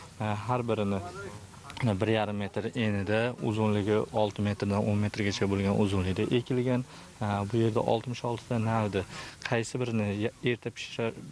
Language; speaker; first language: Uzbek; native; Uzbek